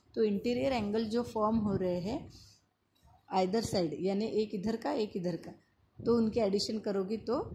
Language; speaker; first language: Hindi; non-native, local second language; Marathi